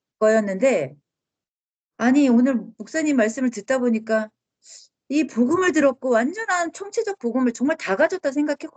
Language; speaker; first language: Korean; native; Korean